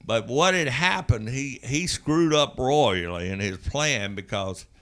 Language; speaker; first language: English; native; English